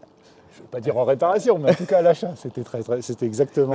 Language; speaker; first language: French; native; French